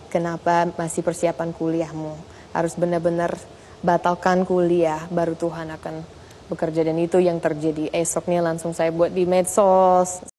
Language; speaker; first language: Indonesian; non-native, fluent; English